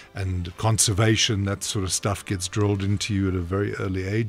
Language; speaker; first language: English; non-native, local second language; Afrikaans